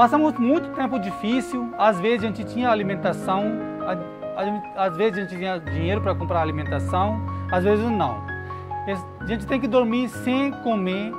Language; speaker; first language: Portuguese; non-native, learner; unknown